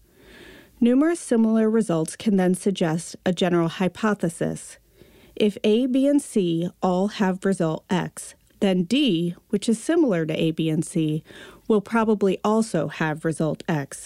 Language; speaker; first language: English; native; English